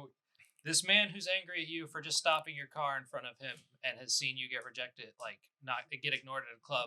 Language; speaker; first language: English; native; English